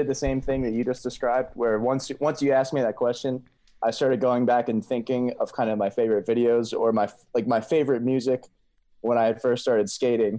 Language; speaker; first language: English; native; English